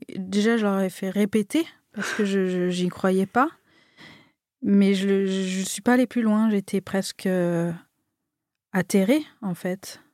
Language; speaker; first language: French; native; French